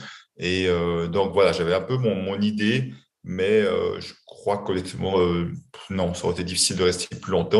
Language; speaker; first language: French; native; French